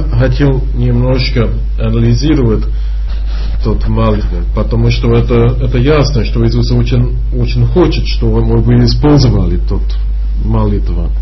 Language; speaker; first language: Russian; non-native, fluent; English